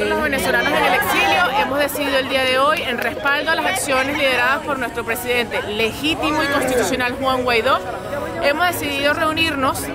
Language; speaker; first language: Spanish; native; Spanish